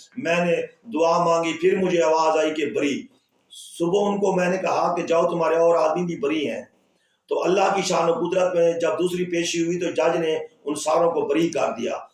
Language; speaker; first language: Urdu; non-native, local second language; Punjabi